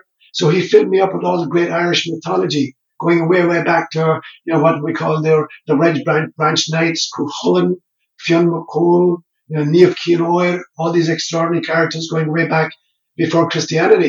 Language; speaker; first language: English; non-native, local second language; Irish